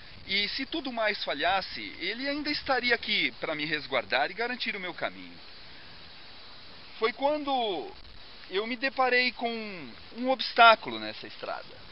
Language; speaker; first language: Portuguese; native; Portuguese